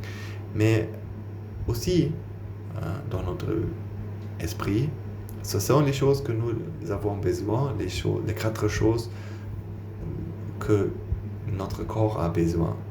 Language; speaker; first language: French; non-native, learner; German